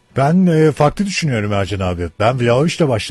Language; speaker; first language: Turkish; native; Turkish